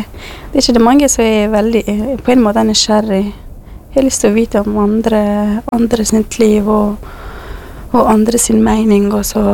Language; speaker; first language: Norwegian; non-native, fluent; Kurdish